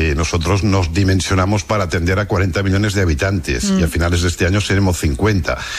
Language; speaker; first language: Spanish; non-native, local second language; Catalan